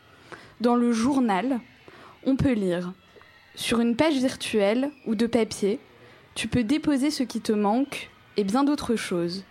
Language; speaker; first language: French; native; French